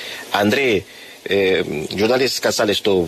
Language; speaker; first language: Russian; non-native, learner; Spanish